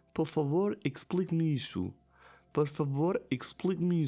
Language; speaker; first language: Portuguese; non-native, learner; German